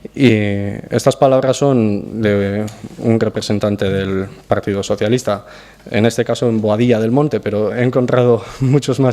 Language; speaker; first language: Spanish; native; Spanish